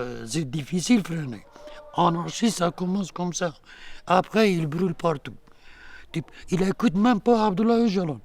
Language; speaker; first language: French; non-native, learner; Kurdish